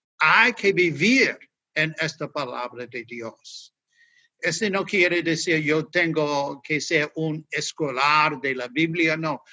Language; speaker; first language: Spanish; non-native, fluent; English